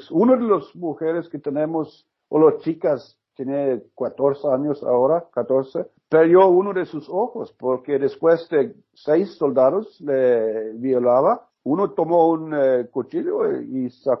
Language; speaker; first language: Spanish; non-native, learner; Norwegian